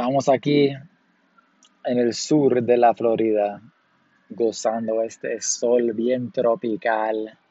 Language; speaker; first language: Spanish; early bilingual, heritage; Spanish